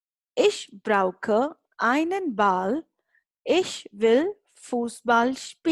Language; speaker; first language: German; non-native, fluent; Hindi